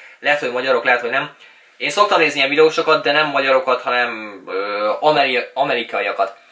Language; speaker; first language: Hungarian; early bilingual, other home language; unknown